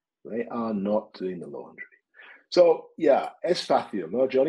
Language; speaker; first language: English; native; English